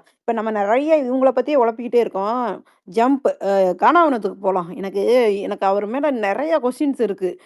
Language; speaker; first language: Tamil; native; Tamil